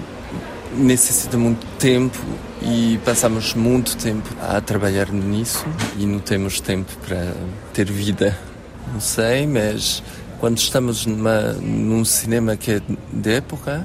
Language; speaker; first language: Portuguese; early bilingual, heritage; French